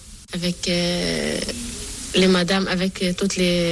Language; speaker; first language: French; non-native, learner; Arabic